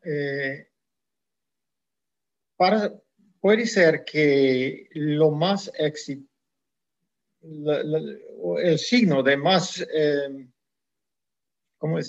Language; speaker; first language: Spanish; non-native, fluent; English